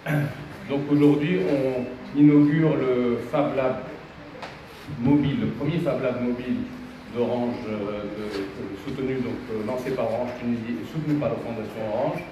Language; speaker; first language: French; non-native, local second language; Arabic